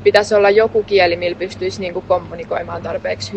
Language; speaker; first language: Finnish; native; Finnish